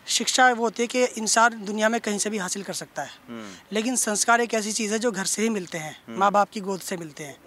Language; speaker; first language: Hindi; native; Hindi